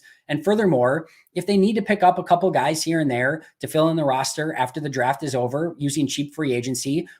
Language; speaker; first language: English; native; English